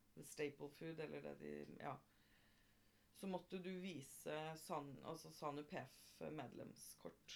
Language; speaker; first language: Norwegian; native; Norwegian